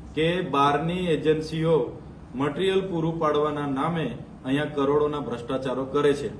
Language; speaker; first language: Gujarati; non-native, local second language; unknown